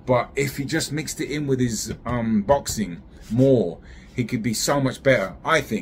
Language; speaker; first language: English; native; English